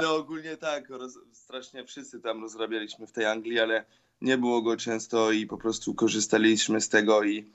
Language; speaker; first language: Polish; early bilingual, heritage; Polish